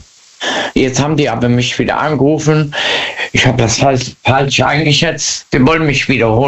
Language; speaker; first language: German; native; German